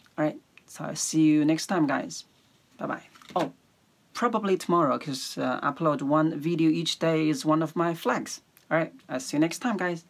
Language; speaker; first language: English; non-native, fluent; Chinese